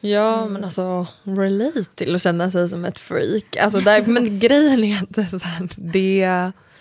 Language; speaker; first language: Swedish; native; Swedish